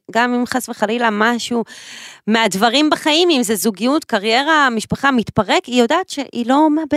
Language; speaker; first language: Hebrew; native; Hebrew